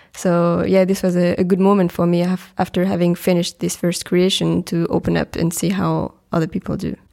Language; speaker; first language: English; non-native, fluent; French